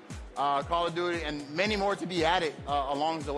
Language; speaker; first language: English; native; English